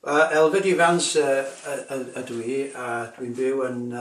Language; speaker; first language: Welsh; native; Welsh